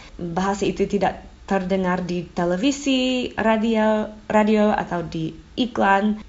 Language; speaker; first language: Indonesian; non-native, fluent; English